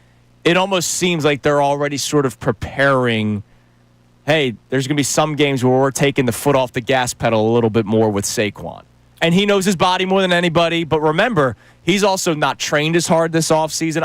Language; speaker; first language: English; native; English